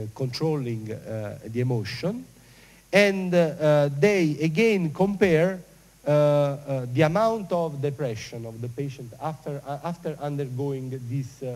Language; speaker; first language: English; non-native, fluent; Italian